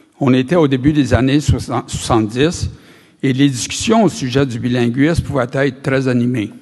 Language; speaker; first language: French; native; French